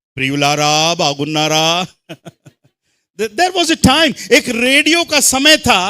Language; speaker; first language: Hindi; non-native, local second language; Telugu